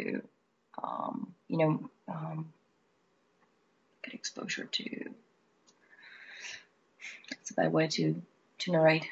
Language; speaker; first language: English; non-native, fluent; Czech